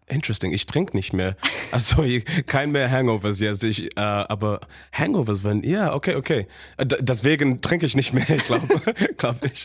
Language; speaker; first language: German; non-native, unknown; Shona